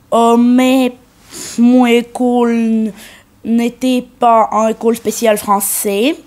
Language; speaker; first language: French; non-native, learner; Russian